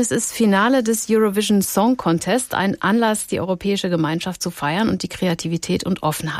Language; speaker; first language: German; native; German